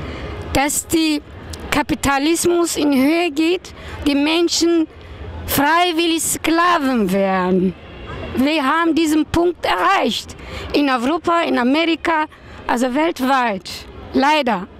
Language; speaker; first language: German; non-native, fluent; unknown